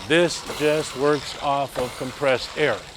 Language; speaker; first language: English; native; English